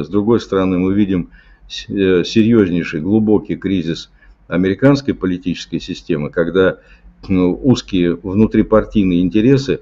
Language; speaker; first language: Russian; native; Russian